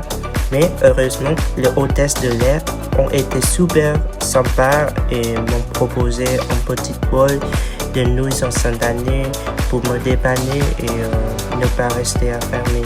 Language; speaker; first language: French; non-native, fluent; Vietnamese